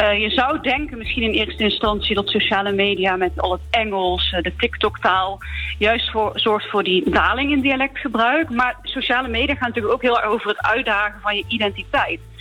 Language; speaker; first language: Dutch; native; Dutch